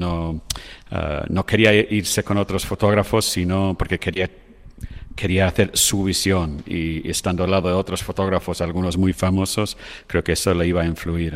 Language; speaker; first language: Spanish; non-native, fluent; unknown